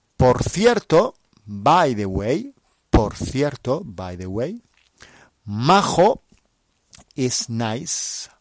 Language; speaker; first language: Spanish; non-native, fluent; English